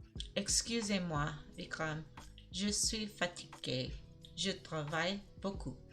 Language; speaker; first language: French; non-native, learner; English